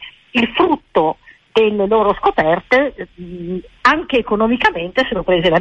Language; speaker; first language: Italian; native; Italian